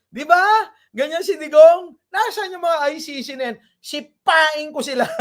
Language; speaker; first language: Filipino; non-native, local second language; Iloko